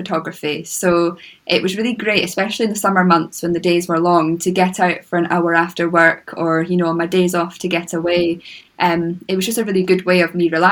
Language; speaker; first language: English; native; English